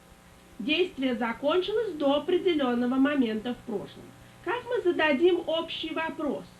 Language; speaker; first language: Russian; native; Russian